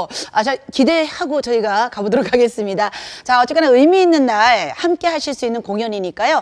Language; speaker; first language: Korean; native; Korean